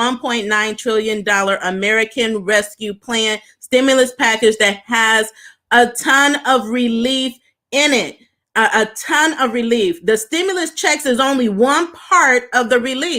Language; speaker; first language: English; native; English